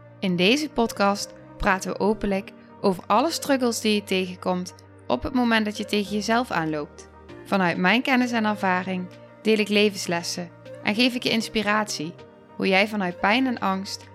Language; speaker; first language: Dutch; native; Dutch